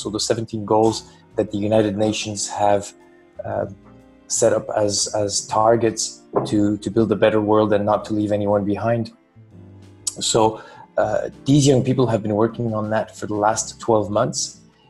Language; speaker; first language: English; non-native, fluent; French